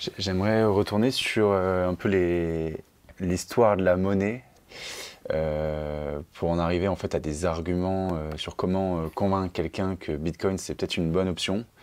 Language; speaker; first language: French; native; French